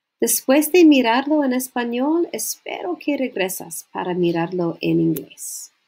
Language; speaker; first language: Spanish; non-native, learner; English